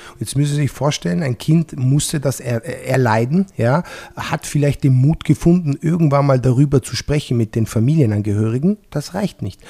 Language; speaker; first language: German; non-native, fluent; Italian